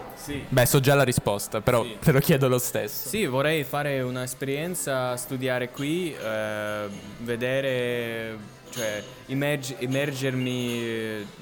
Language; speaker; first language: Italian; non-native, fluent; Russian